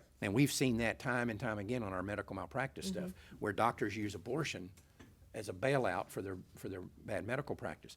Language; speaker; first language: English; native; English